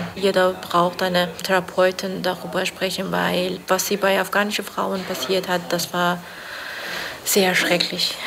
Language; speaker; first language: German; non-native, learner; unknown